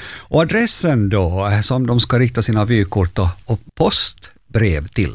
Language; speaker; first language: Swedish; native; Swedish